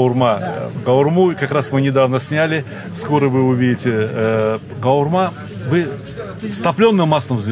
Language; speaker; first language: Russian; native; Russian